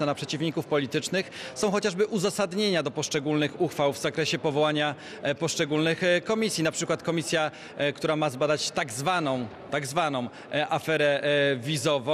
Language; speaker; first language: Polish; native; Polish